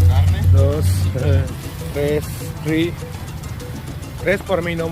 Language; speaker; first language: Spanish; non-native, learner; Sinhala